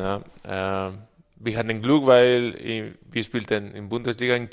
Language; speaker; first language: German; non-native, learner; Spanish